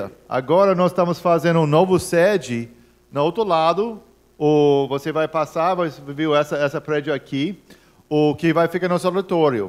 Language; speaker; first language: Portuguese; non-native, fluent; English